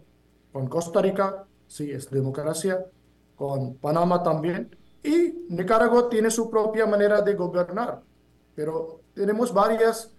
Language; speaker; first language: Spanish; non-native, fluent; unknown